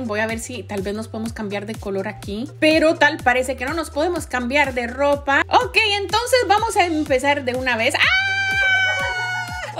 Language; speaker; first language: Spanish; native; Spanish